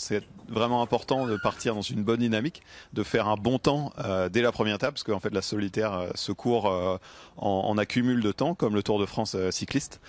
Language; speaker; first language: French; native; French